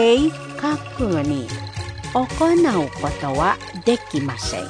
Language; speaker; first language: Japanese; non-native, fluent; Indonesian